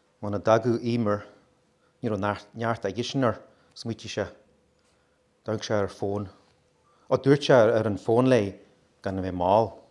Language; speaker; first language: Irish; native; Irish